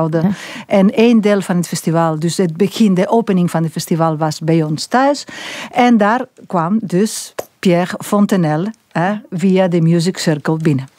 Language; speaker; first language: Dutch; non-native, local second language; French